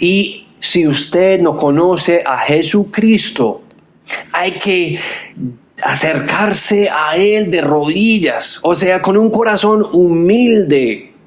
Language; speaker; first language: Spanish; non-native, fluent; English